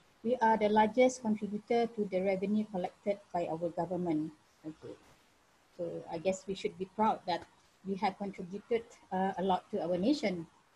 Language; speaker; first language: English; non-native, local second language; Malay